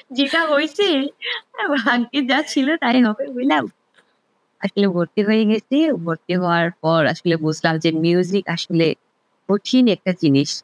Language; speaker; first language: Bangla; non-native, local second language; Garo